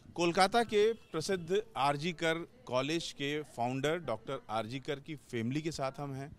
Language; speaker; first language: Hindi; native; Hindi